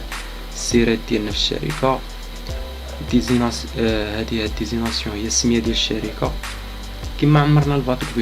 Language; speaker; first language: Arabic; native; Arabic